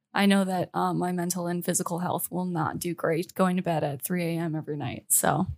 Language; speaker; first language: English; native; English